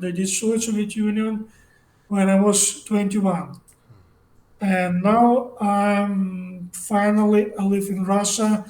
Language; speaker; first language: English; non-native, learner; Russian